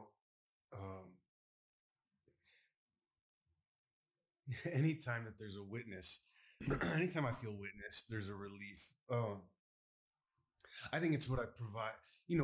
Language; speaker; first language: English; native; English